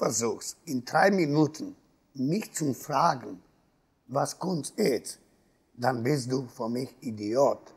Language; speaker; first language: German; non-native, learner; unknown